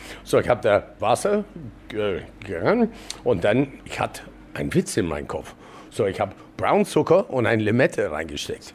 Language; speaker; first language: German; non-native, learner; English